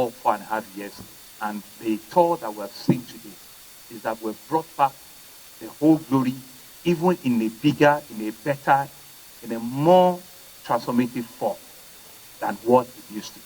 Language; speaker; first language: English; non-native, local second language; Yoruba